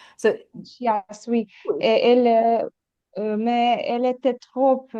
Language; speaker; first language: French; non-native, learner; Ukrainian